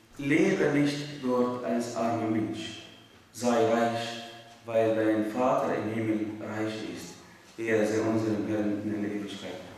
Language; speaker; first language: German; non-native, fluent; Arabic